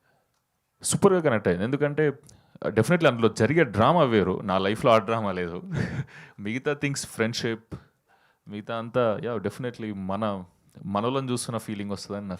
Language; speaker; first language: Telugu; native; Telugu